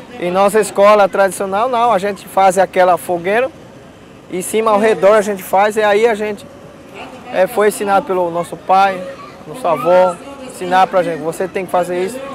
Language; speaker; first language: Portuguese; non-native, local second language; Guarani